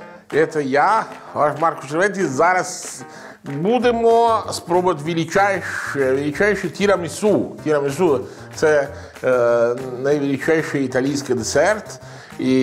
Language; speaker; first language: Ukrainian; non-native, learner; Italian